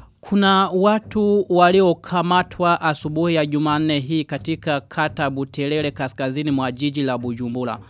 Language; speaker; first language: Swahili; non-native, local second language; Rundi